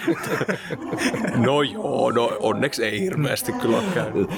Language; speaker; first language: Finnish; native; Finnish